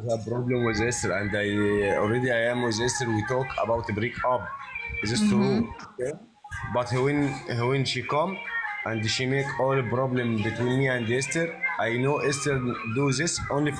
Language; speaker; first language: English; non-native, learner; Arabic